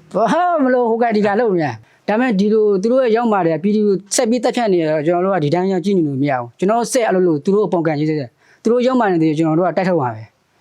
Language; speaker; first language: Burmese; non-native, local second language; Karen languages